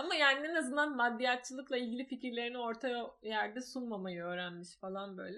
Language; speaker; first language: Turkish; native; Turkish